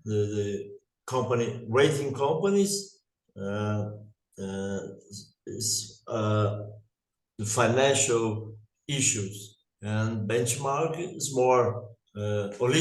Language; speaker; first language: English; non-native, learner; Portuguese